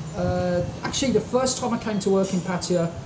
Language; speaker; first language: English; native; English